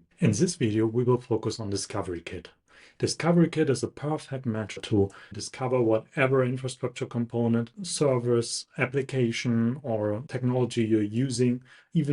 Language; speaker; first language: English; non-native, fluent; German